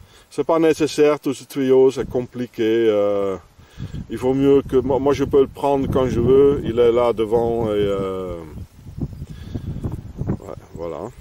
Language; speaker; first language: French; non-native, fluent; Dutch